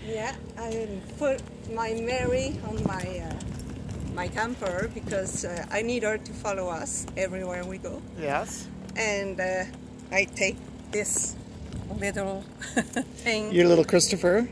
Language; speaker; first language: English; non-native, learner; French